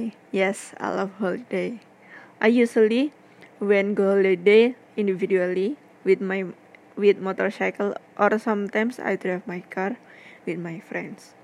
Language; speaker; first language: English; non-native, learner; Indonesian